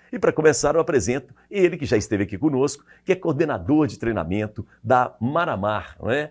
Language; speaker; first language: Portuguese; native; Portuguese